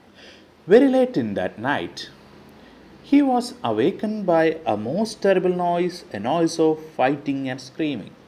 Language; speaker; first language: English; non-native, local second language; Malayalam